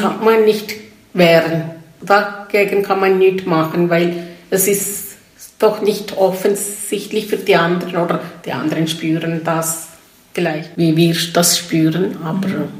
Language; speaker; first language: German; non-native, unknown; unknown